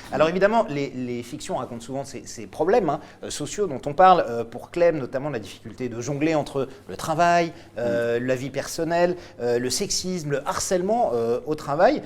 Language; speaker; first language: French; native; French